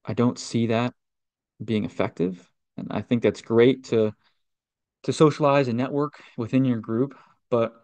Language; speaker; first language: English; native; English